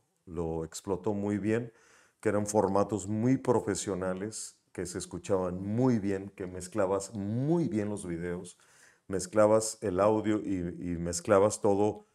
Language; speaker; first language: Spanish; native; Spanish